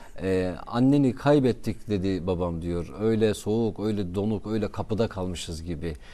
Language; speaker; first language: Turkish; non-native, local second language; Kurdish